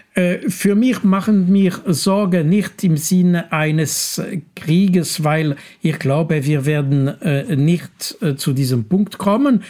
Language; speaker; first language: German; non-native, local second language; French